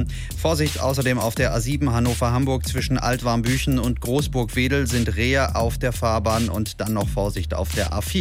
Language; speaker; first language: German; native; German